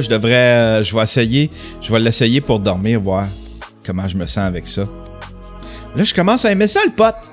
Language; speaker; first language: French; native; French